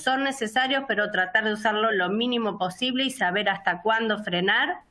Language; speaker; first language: Spanish; native; Spanish